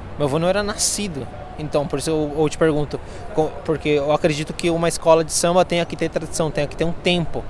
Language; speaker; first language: Portuguese; early bilingual, other home language; Spanish